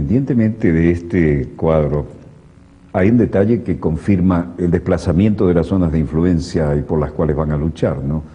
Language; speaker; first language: Spanish; native; Spanish